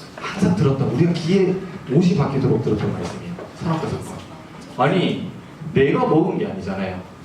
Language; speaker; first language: Korean; non-native, fluent; Japanese